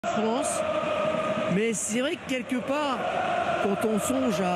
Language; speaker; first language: French; native; French